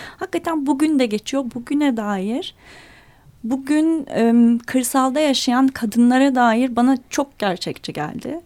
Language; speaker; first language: Turkish; native; Turkish